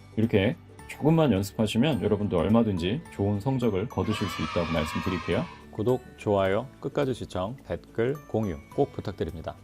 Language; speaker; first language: Korean; native; Korean